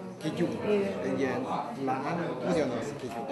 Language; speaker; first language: Hungarian; non-native, learner; Chinese